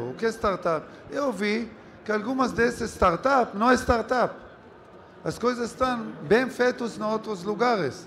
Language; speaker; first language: Portuguese; non-native, learner; Hebrew